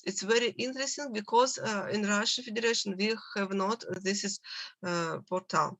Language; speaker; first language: English; non-native, learner; Russian